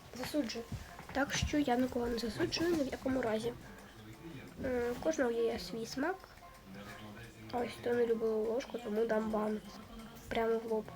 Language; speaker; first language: Ukrainian; non-native, local second language; Russian